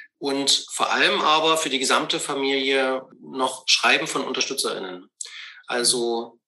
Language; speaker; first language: German; native; German